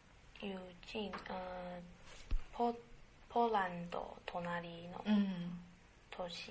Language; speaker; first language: Japanese; non-native, learner; Chinese